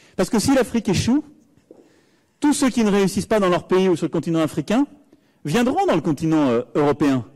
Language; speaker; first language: French; native; French